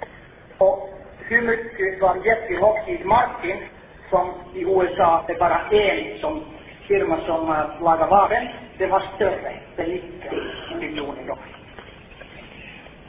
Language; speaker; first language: Swedish; non-native, fluent; Finnish